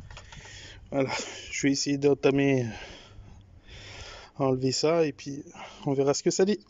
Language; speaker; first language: French; native; French